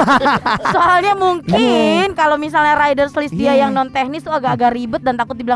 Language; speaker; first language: Indonesian; native; Indonesian